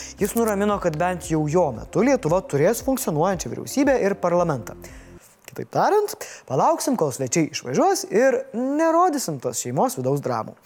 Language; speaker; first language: Lithuanian; native; Lithuanian